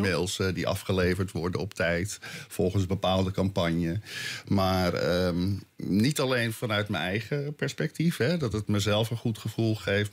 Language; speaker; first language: Dutch; native; Dutch